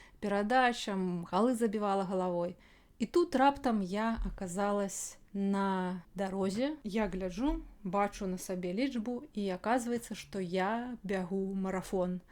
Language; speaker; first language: Belarusian; native; Belarusian